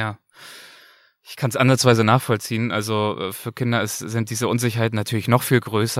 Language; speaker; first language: German; native; German